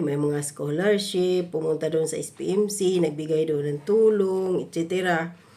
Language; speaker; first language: Filipino; non-native, local second language; Cebuano